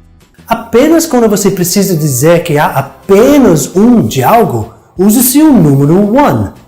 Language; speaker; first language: Portuguese; non-native, fluent; English